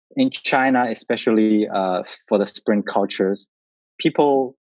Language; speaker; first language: English; non-native, learner; Chinese